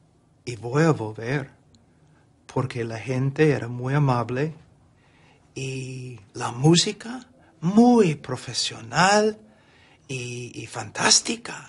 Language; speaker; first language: Spanish; non-native, fluent; English